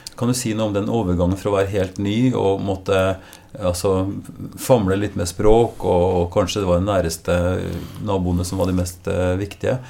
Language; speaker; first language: Norwegian; native; Norwegian